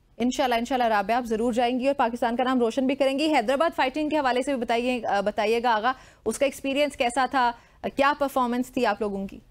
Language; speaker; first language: Urdu; native; Urdu